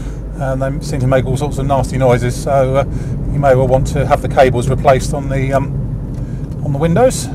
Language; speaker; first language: English; native; English